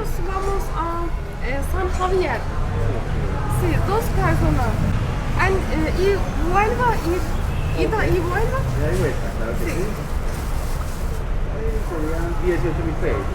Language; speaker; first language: Spanish; non-native, learner; Turkish